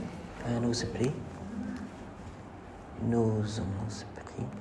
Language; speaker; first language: French; non-native, learner; Vietnamese